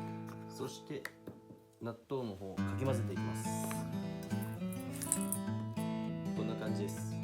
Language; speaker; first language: Japanese; native; Japanese